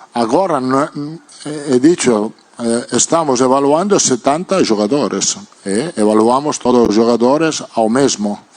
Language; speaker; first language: Portuguese; non-native, fluent; Italian